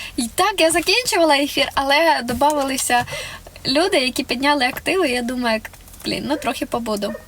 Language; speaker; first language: Ukrainian; non-native, local second language; Russian